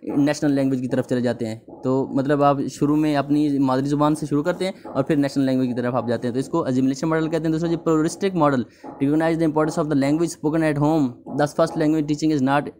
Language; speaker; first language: Urdu; native; Urdu